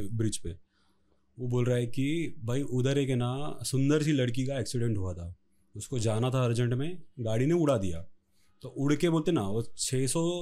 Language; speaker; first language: Hindi; non-native, local second language; Marathi